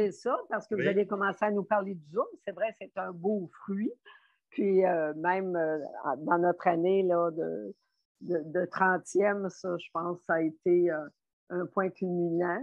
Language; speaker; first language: French; native; French